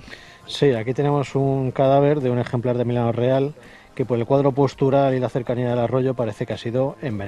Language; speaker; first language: Spanish; native; Spanish